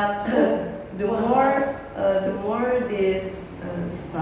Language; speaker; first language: English; non-native, learner; Indonesian